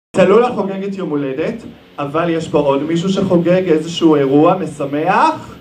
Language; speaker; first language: Hebrew; native; Hebrew